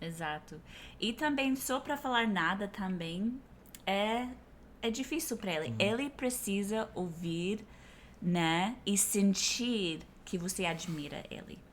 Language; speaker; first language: Portuguese; non-native, fluent; English